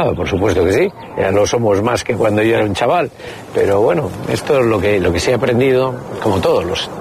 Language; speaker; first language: Spanish; native; Spanish